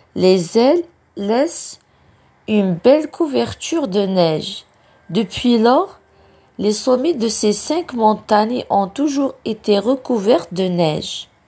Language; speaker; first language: French; non-native, local second language; Arabic